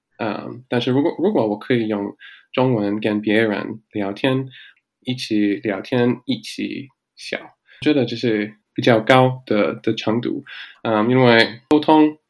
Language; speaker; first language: Chinese; non-native, learner; English